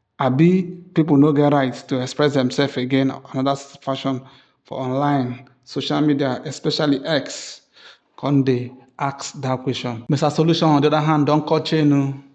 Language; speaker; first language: Nigerian Pidgin; non-native, local second language; Igbo